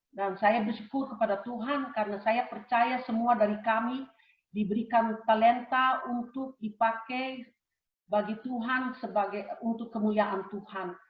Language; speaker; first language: Indonesian; early bilingual, heritage; Indonesian